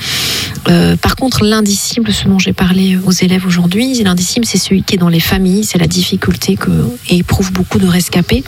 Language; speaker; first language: French; non-native, local second language; Kinyarwanda